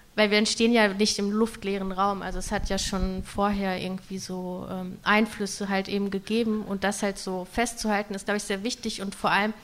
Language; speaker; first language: German; non-native, local second language; Russian